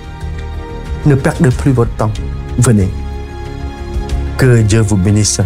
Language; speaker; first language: French; non-native, fluent; Khmer